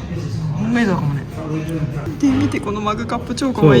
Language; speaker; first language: Japanese; native; Japanese